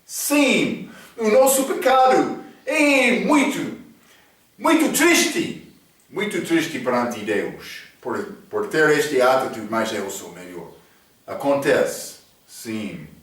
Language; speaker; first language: Portuguese; non-native, learner; English